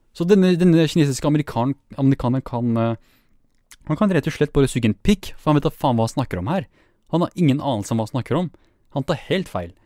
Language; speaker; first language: Norwegian; early bilingual, other home language; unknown